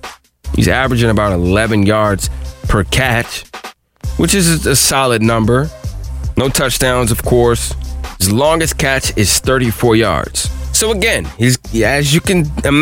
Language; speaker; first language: English; native; English